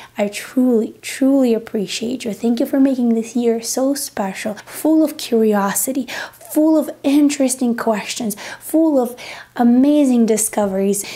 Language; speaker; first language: English; non-native, fluent; Russian